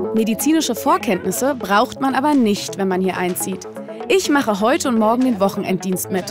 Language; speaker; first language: German; native; German